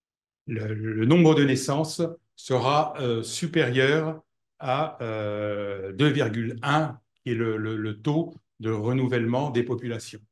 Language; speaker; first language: French; native; French